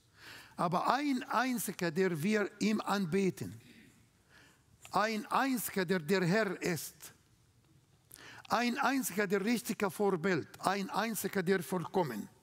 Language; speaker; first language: German; non-native, fluent; Arabic